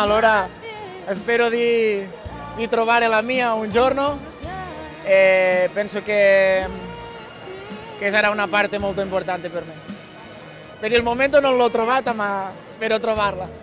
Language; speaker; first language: Italian; non-native, fluent; Spanish